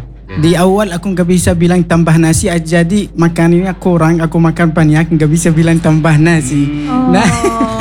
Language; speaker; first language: Indonesian; non-native, learner; Arabic